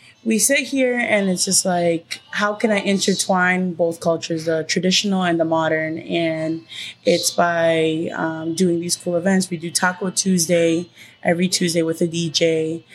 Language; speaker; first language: English; early bilingual, other home language; Spanish